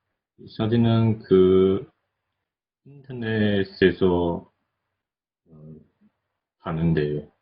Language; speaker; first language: Korean; non-native, learner; Chinese